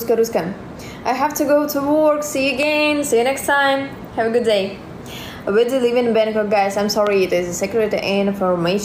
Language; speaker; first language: English; non-native, learner; Russian